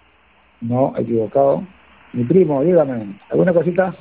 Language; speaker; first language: Spanish; native; Spanish